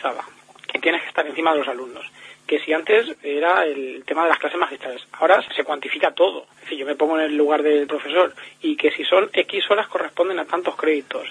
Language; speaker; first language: Spanish; native; Spanish